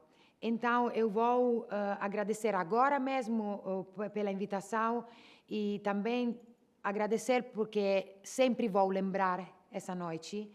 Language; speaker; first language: Portuguese; non-native, learner; Italian